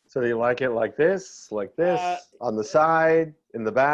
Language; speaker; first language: English; native; English